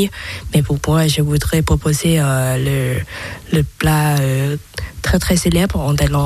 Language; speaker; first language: French; non-native, learner; Thai